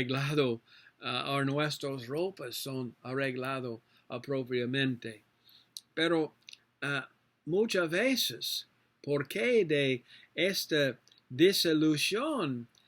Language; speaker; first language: Spanish; non-native, learner; English